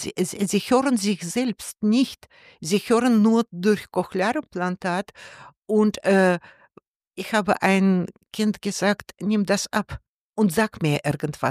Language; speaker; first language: German; non-native, learner; Russian